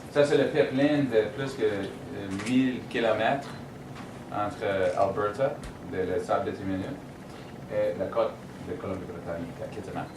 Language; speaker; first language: French; non-native, learner; English